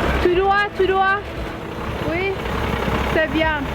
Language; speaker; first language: French; non-native, learner; Thai